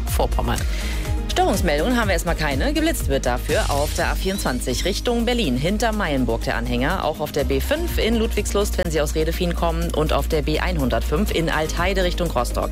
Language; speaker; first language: German; native; German